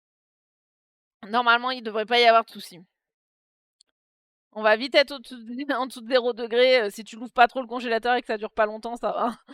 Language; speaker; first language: French; native; French